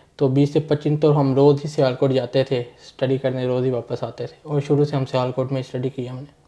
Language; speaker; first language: Urdu; non-native, local second language; Punjabi